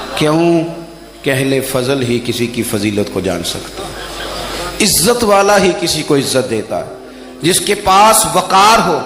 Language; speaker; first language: Urdu; non-native, local second language; Punjabi